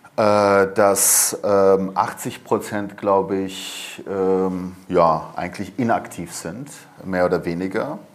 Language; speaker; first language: German; early bilingual, other home language; Persian